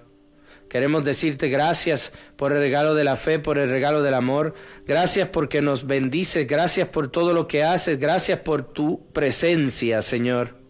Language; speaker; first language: Spanish; native; Spanish